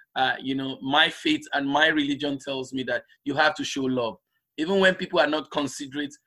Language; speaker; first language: English; non-native, local second language; Igbo